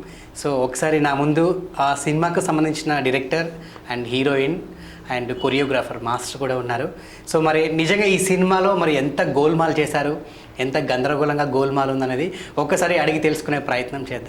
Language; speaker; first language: Telugu; native; Telugu